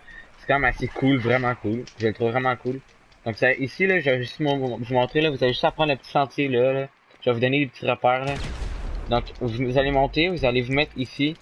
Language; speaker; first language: French; native; French